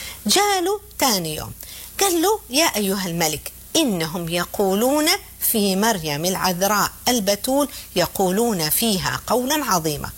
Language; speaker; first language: Arabic; native; Arabic